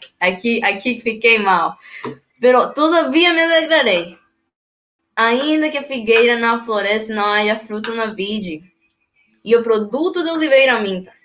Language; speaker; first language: Portuguese; non-native, learner; Spanish